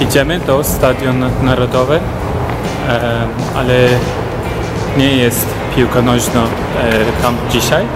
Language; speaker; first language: Polish; non-native, learner; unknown